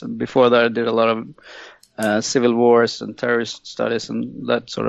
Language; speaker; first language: English; non-native, fluent; Swedish